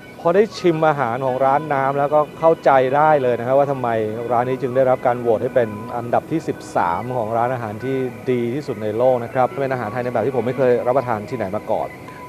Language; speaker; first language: Thai; native; Thai